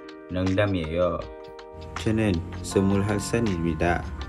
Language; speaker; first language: Korean; non-native, learner; Malay